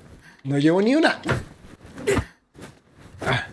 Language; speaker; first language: Spanish; native; Spanish